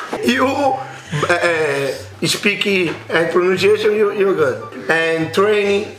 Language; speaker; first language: English; non-native, learner; Portuguese